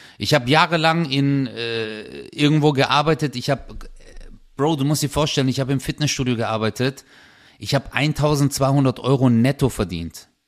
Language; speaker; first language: German; early bilingual, other home language; Turkish